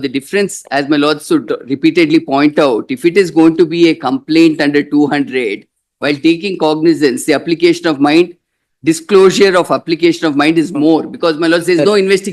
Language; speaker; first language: English; non-native, local second language; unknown